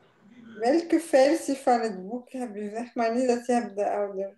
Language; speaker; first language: Dutch; non-native, fluent; Arabic